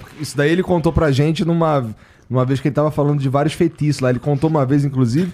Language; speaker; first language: Portuguese; native; Portuguese